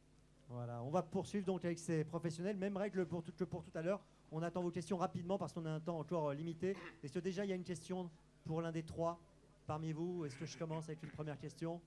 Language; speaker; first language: French; native; French